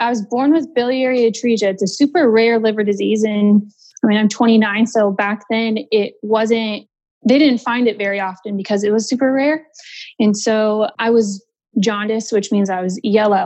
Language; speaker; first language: English; native; English